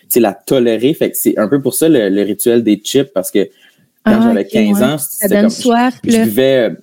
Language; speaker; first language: French; native; French